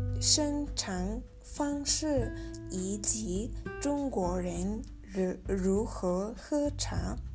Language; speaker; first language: Chinese; non-native, learner; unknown